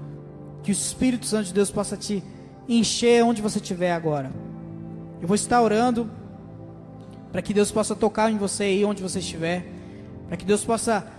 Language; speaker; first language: Portuguese; native; Portuguese